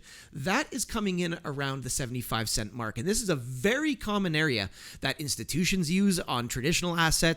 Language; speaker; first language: English; native; English